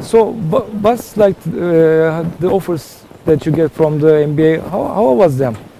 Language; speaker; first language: English; non-native, fluent; Turkish